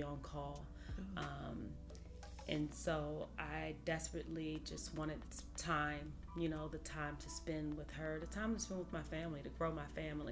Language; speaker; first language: English; native; English